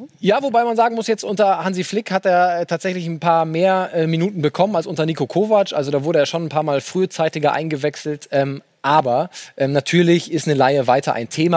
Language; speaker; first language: German; native; German